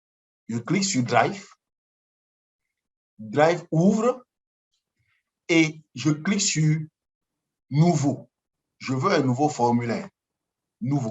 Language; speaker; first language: French; non-native, local second language; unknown